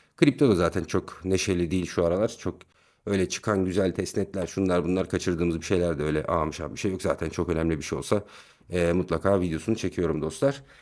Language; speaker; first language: Turkish; native; Turkish